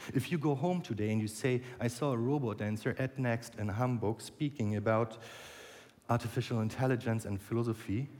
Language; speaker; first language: English; non-native, fluent; German